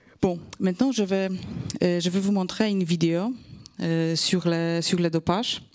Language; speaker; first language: French; non-native, fluent; Polish